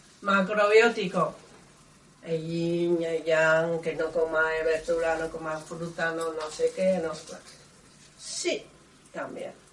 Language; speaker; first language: Spanish; non-native, learner; Chinese